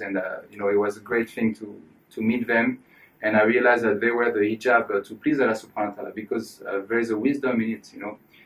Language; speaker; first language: English; non-native, fluent; French